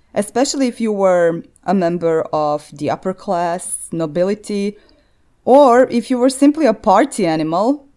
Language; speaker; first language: English; non-native, fluent; Croatian